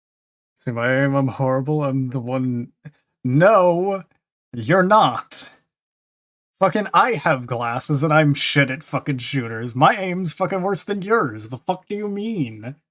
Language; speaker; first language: English; native; English